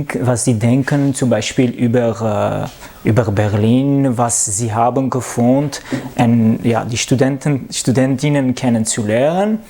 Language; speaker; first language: German; non-native, learner; French